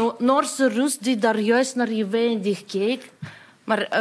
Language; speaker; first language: Dutch; non-native, fluent; Russian